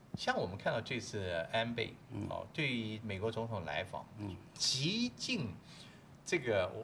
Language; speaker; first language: Chinese; native; Chinese